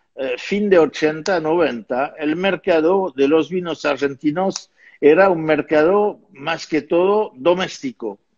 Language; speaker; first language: Spanish; non-native, fluent; French